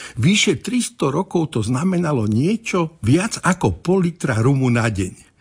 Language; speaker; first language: Slovak; native; Slovak